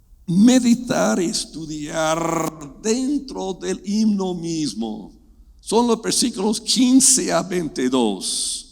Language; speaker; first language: Spanish; non-native, fluent; English